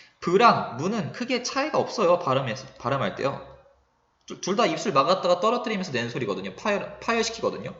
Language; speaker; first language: Korean; native; Korean